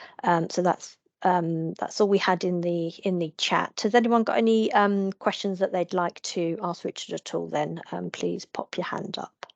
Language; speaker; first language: English; native; English